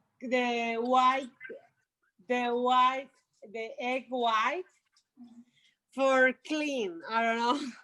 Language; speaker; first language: English; non-native, learner; Spanish